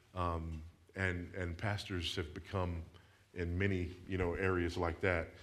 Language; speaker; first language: English; native; English